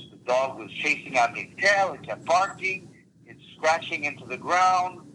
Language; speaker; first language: English; early bilingual, other home language; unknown